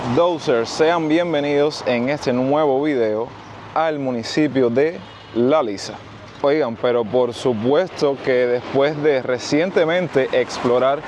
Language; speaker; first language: Spanish; native; Spanish